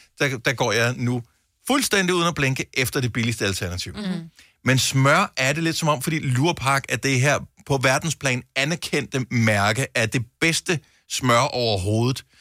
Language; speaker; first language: Danish; native; Danish